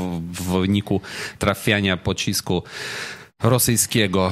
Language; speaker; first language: Polish; non-native, fluent; Ukrainian